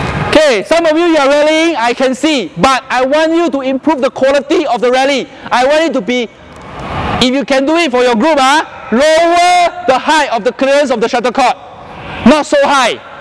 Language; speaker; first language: English; non-native, local second language; Chinese